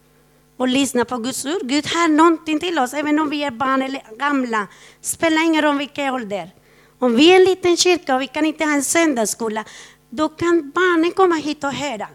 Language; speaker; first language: Swedish; non-native, fluent; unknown